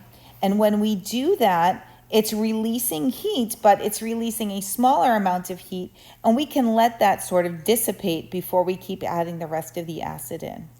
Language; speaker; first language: English; native; English